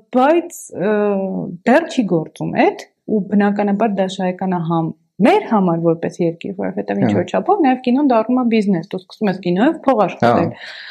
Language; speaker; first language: Armenian; native; Armenian